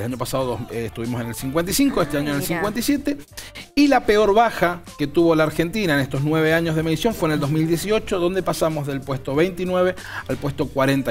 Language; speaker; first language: Spanish; native; Spanish